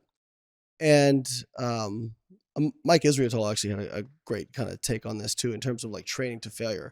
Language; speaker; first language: English; native; English